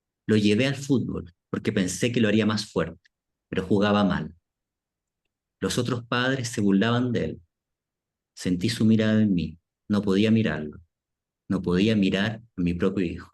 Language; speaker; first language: Spanish; native; Spanish